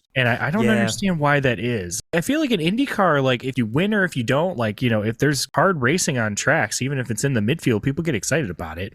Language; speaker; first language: English; native; English